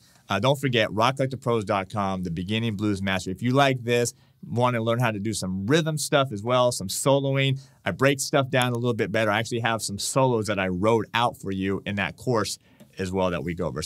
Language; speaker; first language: English; native; English